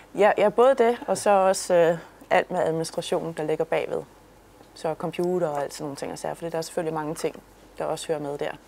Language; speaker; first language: Danish; native; Danish